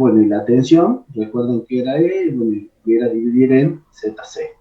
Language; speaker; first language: Spanish; native; Spanish